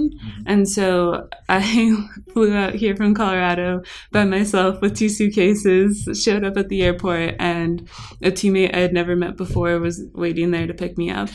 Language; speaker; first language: English; native; English